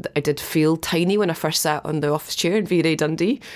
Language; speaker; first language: English; native; English